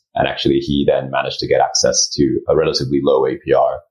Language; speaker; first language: English; early bilingual, other home language; Japanese